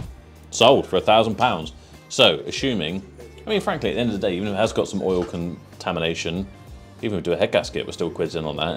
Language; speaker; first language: English; native; English